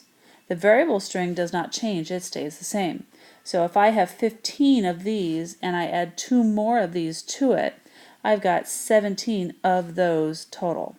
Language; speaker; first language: English; native; English